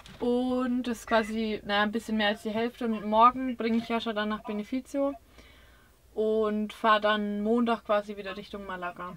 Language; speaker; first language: German; native; German